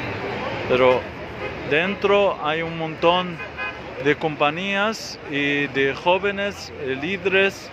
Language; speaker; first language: Spanish; non-native, fluent; Arabic